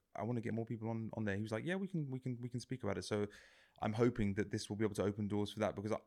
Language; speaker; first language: English; native; English